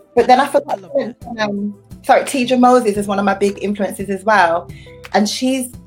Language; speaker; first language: English; native; English